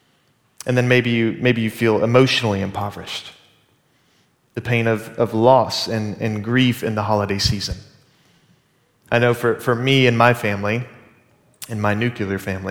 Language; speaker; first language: English; native; English